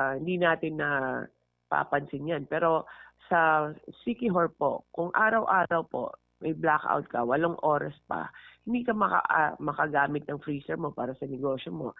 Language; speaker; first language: Filipino; non-native, local second language; Hiligaynon